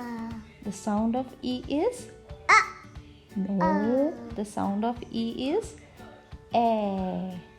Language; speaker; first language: English; non-native, local second language; Hindi